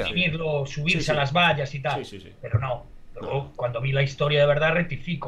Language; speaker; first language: Spanish; native; Spanish